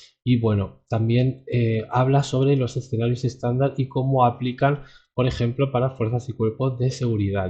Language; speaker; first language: Spanish; native; Spanish